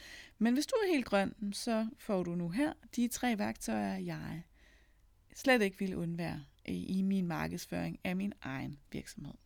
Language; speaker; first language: Danish; native; Danish